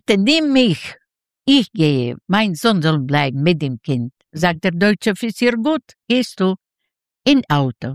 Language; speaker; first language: German; non-native, learner; Yiddish